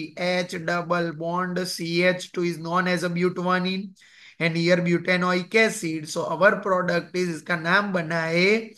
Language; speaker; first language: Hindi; non-native, local second language; Gujarati